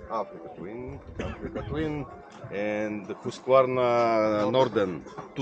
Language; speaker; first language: English; non-native, fluent; Russian